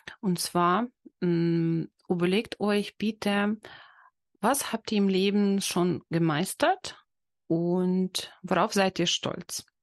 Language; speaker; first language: German; non-native, fluent; Ukrainian